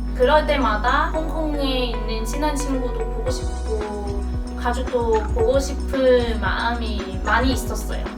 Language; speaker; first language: Korean; non-native, fluent; Cantonese